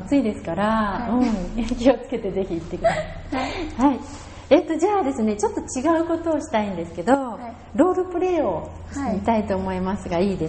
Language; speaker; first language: Japanese; native; Japanese